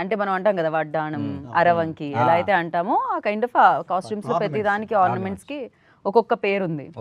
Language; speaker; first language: Telugu; native; Telugu